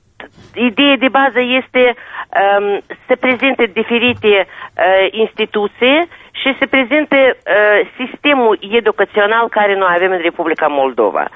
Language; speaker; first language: Romanian; non-native, local second language; Russian